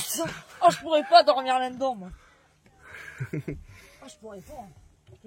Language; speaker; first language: French; native; French